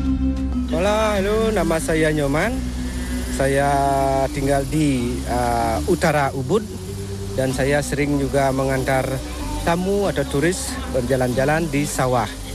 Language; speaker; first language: Indonesian; non-native, local second language; Balinese